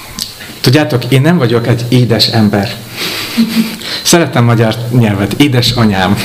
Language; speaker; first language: Hungarian; non-native, fluent; English